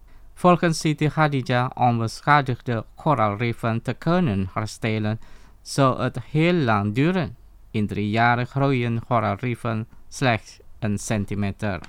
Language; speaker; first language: Dutch; non-native, fluent; Indonesian